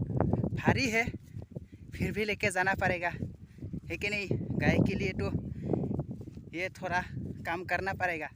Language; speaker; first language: Hindi; non-native, local second language; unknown